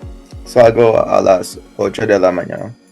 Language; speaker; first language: Spanish; non-native, learner; English